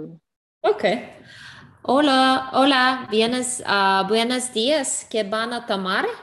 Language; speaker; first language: Spanish; non-native, learner; English